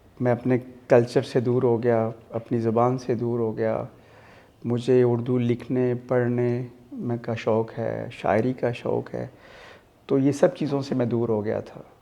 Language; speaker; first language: Urdu; non-native, local second language; Punjabi